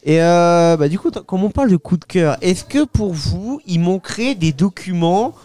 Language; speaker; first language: French; native; French